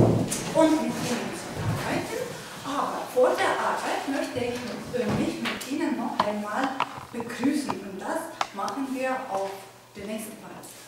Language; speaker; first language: German; non-native, fluent; Ukrainian